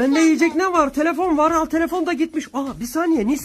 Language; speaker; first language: Turkish; native; Turkish